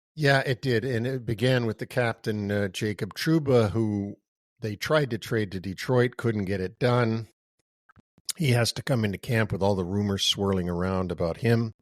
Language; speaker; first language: English; native; English